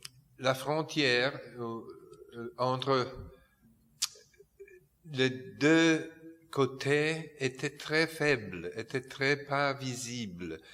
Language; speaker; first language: French; non-native, fluent; Polish